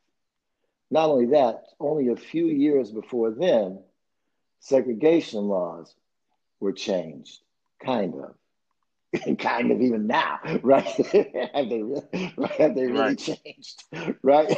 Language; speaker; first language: English; native; English